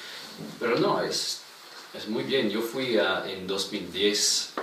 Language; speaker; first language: Spanish; non-native, fluent; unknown